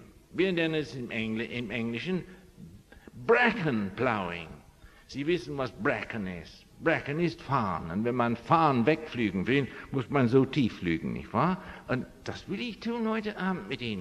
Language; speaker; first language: German; non-native, fluent; English